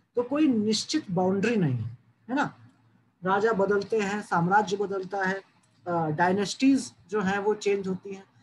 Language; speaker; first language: Hindi; native; Hindi